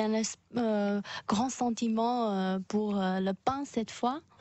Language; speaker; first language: French; non-native, learner; Chinese